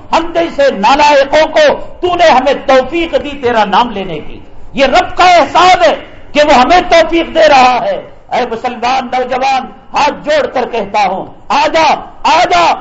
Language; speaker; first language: Urdu; native; Urdu